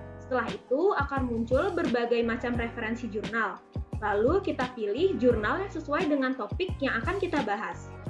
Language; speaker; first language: Indonesian; native; Indonesian